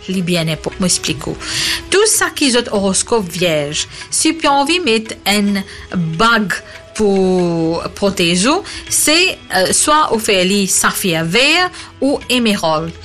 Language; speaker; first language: French; native; French